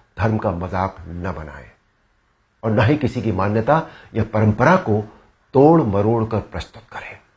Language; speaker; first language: Hindi; native; Hindi